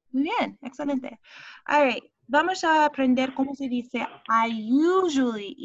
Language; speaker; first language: Spanish; non-native, fluent; English